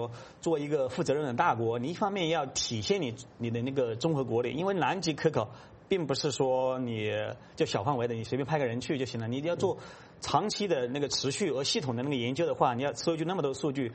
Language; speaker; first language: Chinese; native; Chinese